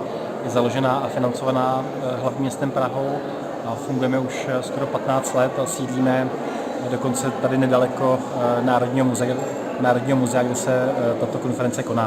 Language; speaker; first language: Czech; native; Czech